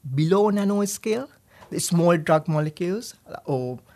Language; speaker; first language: English; non-native, local second language; Sinhala